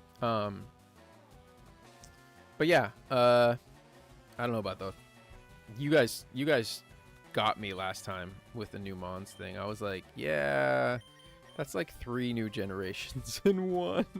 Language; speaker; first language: English; native; English